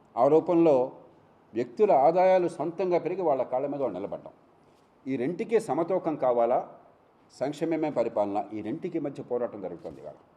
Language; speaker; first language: Telugu; native; Telugu